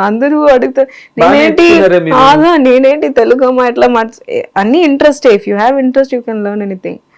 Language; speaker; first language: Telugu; non-native, learner; Tamil